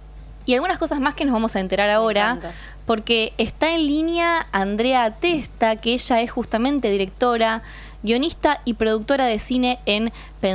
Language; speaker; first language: Spanish; native; Spanish